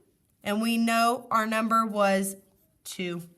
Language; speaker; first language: English; native; English